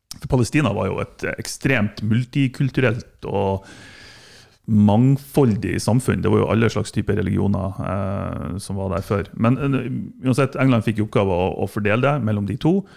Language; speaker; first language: Norwegian; non-native, fluent; German